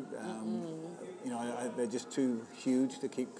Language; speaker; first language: English; native; English